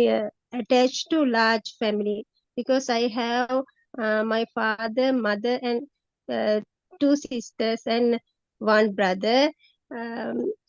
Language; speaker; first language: English; non-native, learner; Sinhala